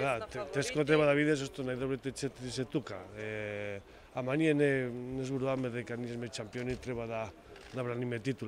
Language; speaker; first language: Macedonian; non-native, learner; Spanish